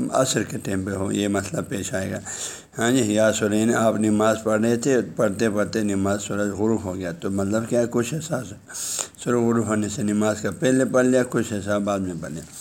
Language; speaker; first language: Urdu; native; Urdu